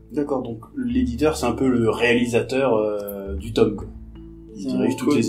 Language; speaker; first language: French; native; French